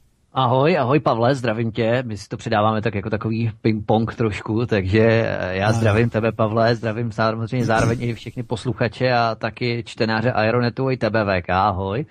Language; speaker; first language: Czech; native; Czech